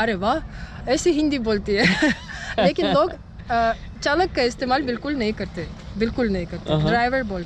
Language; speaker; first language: Hindi; non-native, fluent; Russian